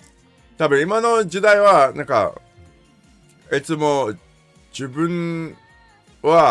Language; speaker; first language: Japanese; non-native, learner; English